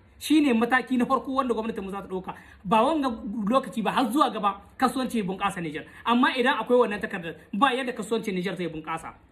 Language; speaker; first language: Hausa; native; Hausa